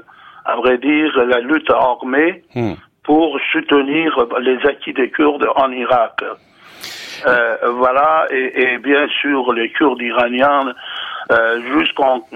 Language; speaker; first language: French; non-native, fluent; Kurdish